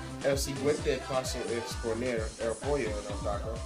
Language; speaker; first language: Spanish; non-native, learner; English